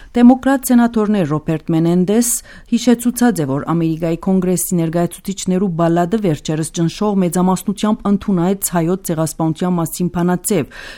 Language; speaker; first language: Armenian; early bilingual, heritage; Armenian